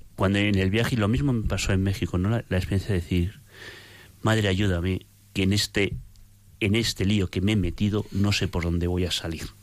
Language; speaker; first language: Spanish; native; Spanish